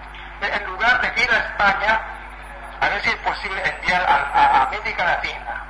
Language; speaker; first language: Spanish; non-native, fluent; Chinese